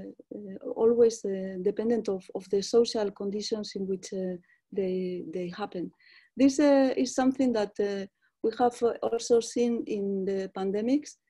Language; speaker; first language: English; non-native, fluent; Spanish